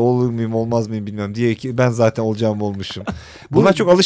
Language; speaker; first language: Turkish; native; Turkish